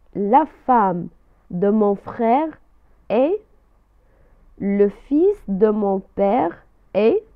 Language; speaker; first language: French; non-native, local second language; Arabic